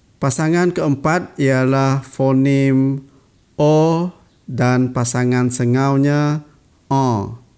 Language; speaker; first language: Malay; non-native, local second language; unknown